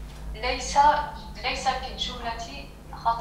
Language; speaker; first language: Arabic; non-native, learner; French